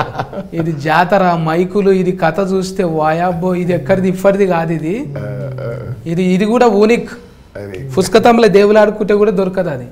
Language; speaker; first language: Telugu; native; Telugu